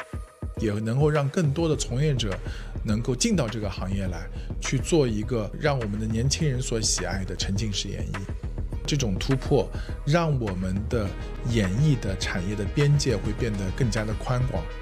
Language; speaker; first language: Chinese; native; Chinese